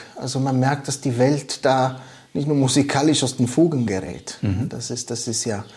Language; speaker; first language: German; native; German